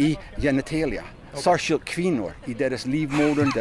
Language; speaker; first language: Swedish; non-native, fluent; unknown